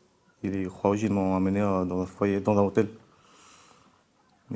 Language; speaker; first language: French; non-native, fluent; Bangla